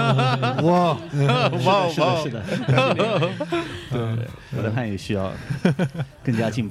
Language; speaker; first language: Chinese; early bilingual, heritage; Chinese